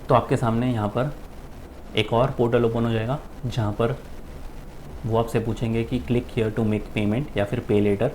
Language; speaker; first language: Hindi; native; Hindi